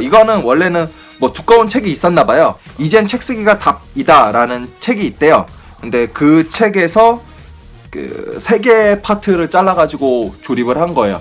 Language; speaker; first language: Korean; native; Korean